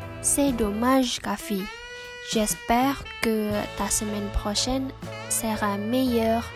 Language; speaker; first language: French; non-native, learner; Indonesian